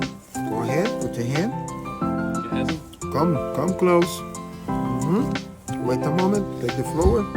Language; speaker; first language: English; non-native, local second language; Spanish